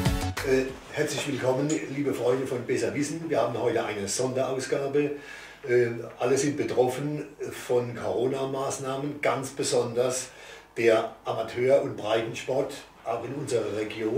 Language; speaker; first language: German; native; German